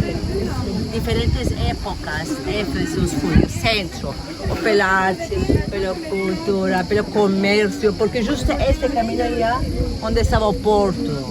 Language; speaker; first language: Portuguese; non-native, fluent; Turkish